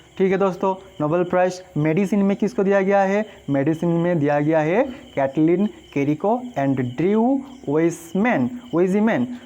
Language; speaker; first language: Hindi; non-native, local second language; Bangla